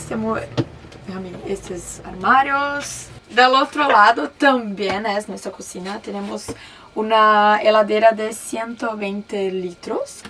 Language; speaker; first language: Spanish; non-native, learner; Portuguese